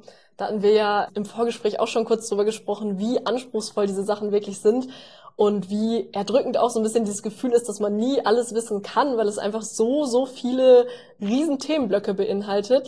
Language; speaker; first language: German; native; German